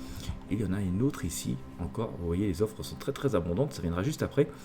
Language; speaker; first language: French; native; French